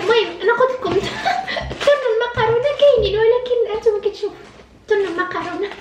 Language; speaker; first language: Arabic; native; Arabic